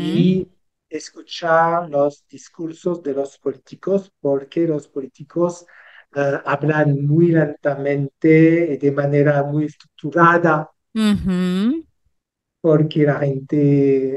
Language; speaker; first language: Spanish; non-native, learner; French